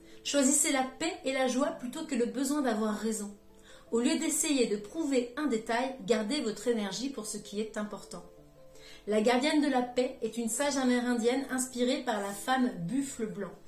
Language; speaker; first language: French; native; French